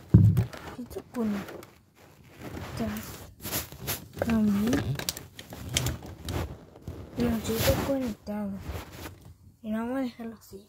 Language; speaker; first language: Spanish; early bilingual, heritage; Spanish